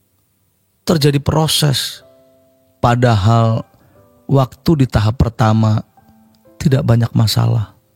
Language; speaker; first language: Indonesian; native; Indonesian